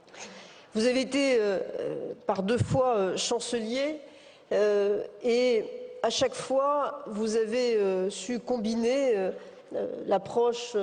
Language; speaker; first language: French; native; French